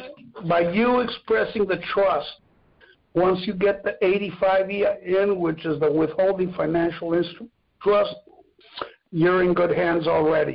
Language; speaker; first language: English; non-native, fluent; Spanish